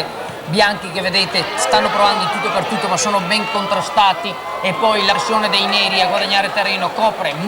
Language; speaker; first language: Italian; native; Italian